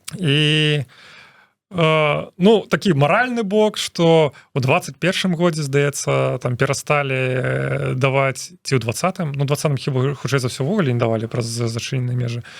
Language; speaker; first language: Belarusian; non-native, local second language; Russian